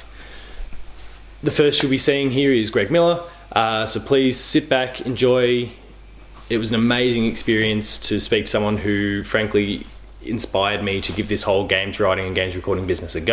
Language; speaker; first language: English; native; English